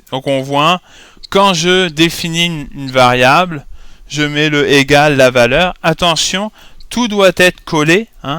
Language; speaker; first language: French; native; French